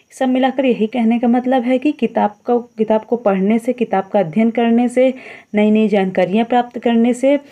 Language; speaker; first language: Hindi; native; Hindi